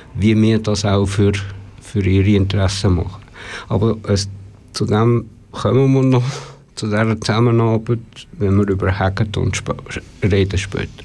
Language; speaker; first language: German; native; German